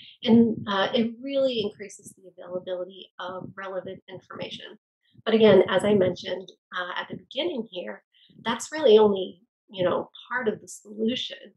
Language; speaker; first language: English; native; English